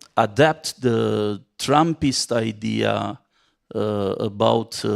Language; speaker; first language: English; non-native, fluent; Romanian